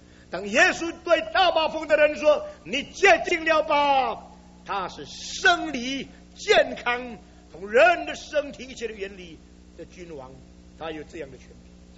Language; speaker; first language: Chinese; native; Chinese